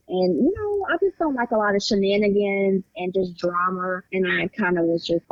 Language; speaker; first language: English; native; English